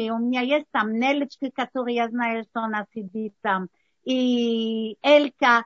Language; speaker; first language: Russian; early bilingual, heritage; Russian